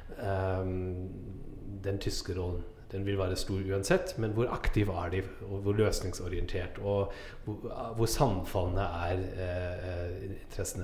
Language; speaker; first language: Norwegian; non-native, fluent; German